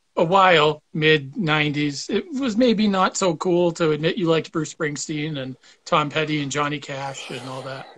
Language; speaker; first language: English; native; English